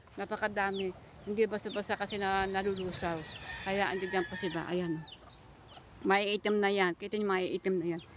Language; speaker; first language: Filipino; native; Filipino